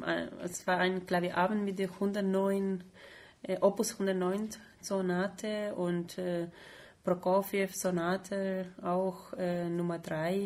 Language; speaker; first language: German; non-native, fluent; Spanish